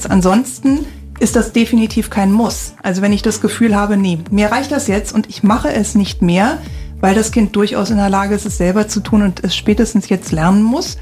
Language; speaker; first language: German; native; German